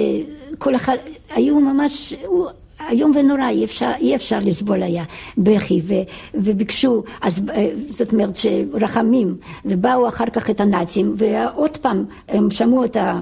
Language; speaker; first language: Hebrew; non-native, fluent; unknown